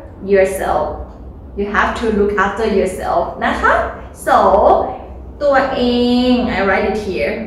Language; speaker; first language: English; non-native, learner; Thai